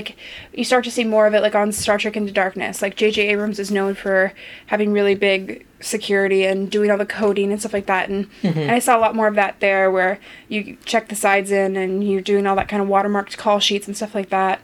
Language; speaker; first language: English; native; English